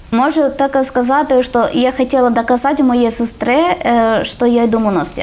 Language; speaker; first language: Ukrainian; non-native, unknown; Malayalam